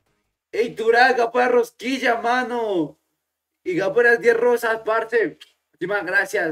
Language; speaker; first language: Spanish; native; Spanish